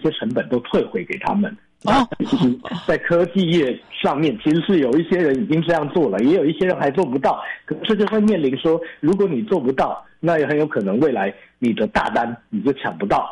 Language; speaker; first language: Chinese; native; Chinese